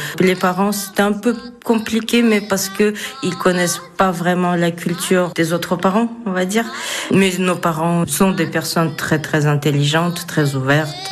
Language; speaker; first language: French; non-native, fluent; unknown